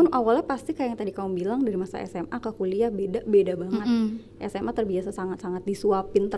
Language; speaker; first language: Indonesian; native; Indonesian